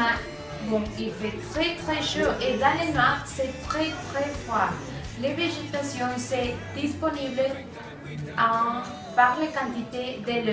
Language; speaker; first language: French; non-native, learner; Spanish